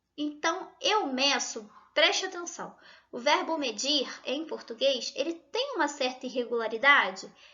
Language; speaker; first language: Portuguese; native; Portuguese